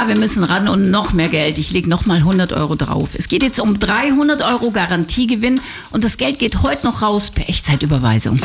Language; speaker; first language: German; native; German